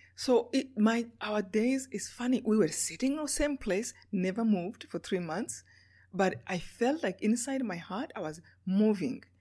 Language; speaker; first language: English; non-native, local second language; Kinyarwanda